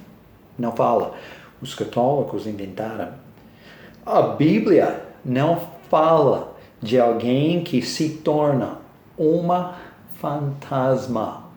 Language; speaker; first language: Portuguese; non-native, learner; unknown